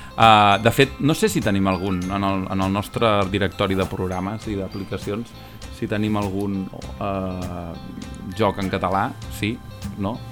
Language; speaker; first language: Catalan; native; Catalan